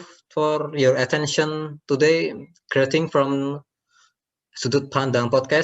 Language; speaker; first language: English; non-native, learner; Indonesian